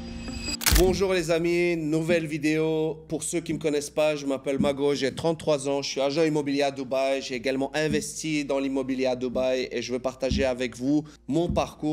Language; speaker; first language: French; native; French